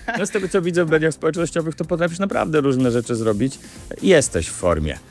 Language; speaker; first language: Polish; native; Polish